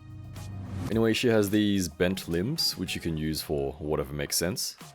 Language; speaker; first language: English; native; English